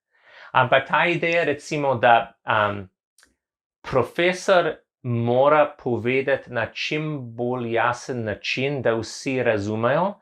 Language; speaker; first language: Slovenian; non-native, learner; English